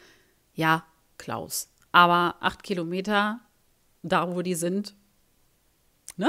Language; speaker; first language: German; native; German